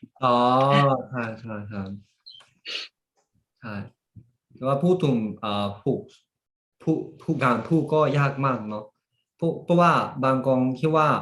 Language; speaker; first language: Thai; early bilingual, heritage; Japanese